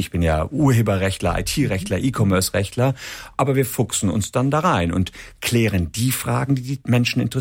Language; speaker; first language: German; native; German